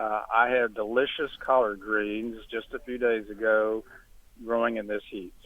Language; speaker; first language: English; native; English